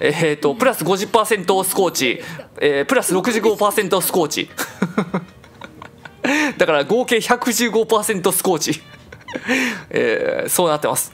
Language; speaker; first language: Japanese; native; Japanese